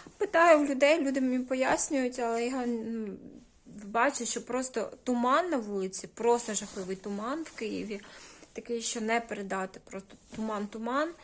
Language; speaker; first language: Ukrainian; non-native, local second language; Russian